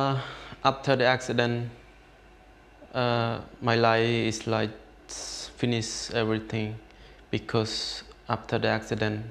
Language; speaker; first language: English; non-native, learner; Khmer